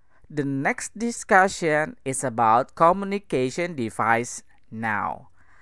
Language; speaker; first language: English; non-native, fluent; Indonesian